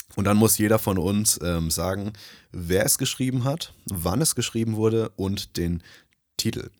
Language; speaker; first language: German; early bilingual, other home language; Nepali